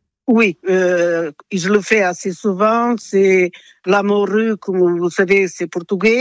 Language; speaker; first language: French; non-native, fluent; Portuguese